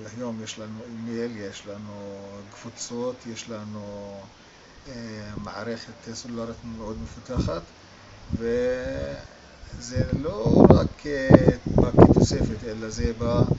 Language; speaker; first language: Hebrew; non-native, local second language; Arabic